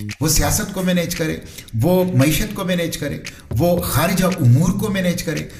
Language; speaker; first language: Urdu; non-native, local second language; Pashto